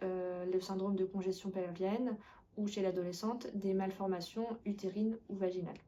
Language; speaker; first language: French; native; French